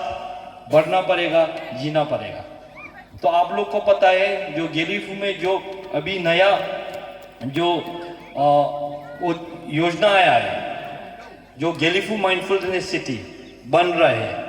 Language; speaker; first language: Hindi; non-native, fluent; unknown